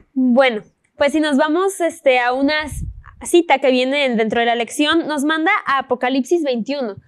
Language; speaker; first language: Spanish; native; Spanish